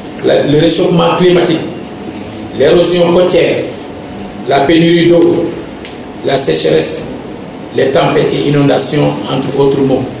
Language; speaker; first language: French; non-native, local second language; Wolof